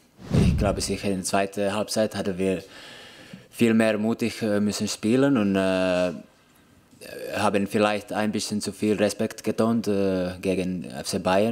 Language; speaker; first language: German; non-native, fluent; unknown